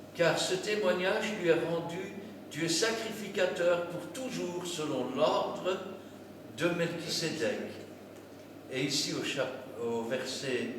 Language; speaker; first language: French; native; French